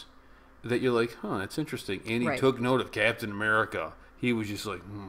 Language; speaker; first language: English; native; English